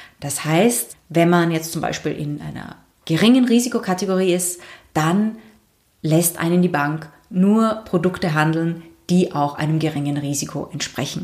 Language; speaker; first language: German; native; German